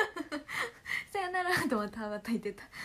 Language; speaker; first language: Japanese; native; Japanese